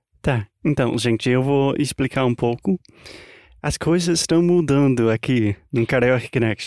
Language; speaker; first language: Portuguese; non-native, fluent; English